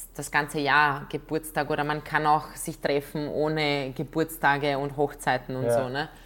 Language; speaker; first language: German; non-native, fluent; Croatian